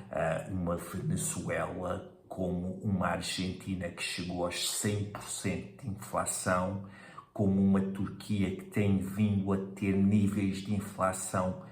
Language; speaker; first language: Portuguese; native; Portuguese